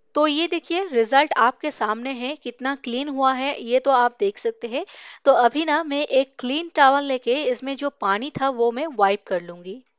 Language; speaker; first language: Hindi; native; Hindi